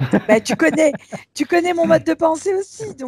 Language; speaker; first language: French; native; French